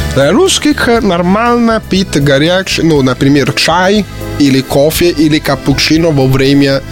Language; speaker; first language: Russian; non-native, fluent; Italian